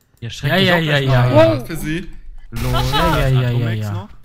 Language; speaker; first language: German; native; German